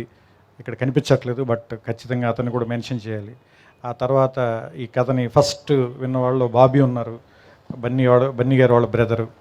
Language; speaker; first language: Telugu; native; Telugu